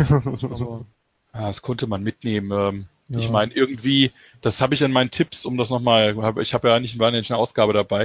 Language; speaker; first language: German; native; German